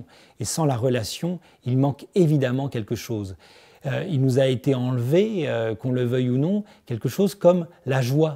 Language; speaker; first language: French; native; French